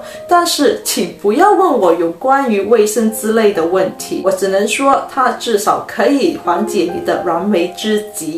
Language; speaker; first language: Chinese; native; Chinese